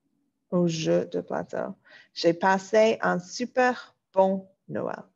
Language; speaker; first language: French; non-native, fluent; English